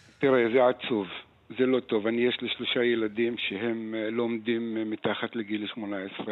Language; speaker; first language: Hebrew; non-native, local second language; Arabic